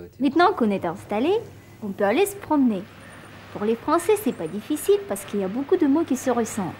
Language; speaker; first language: French; non-native, fluent; Russian